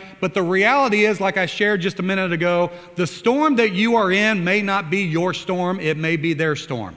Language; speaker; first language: English; native; English